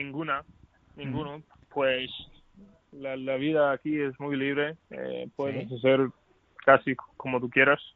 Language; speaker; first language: Spanish; non-native, learner; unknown